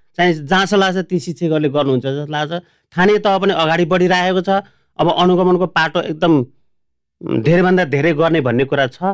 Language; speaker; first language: Nepali; native; Nepali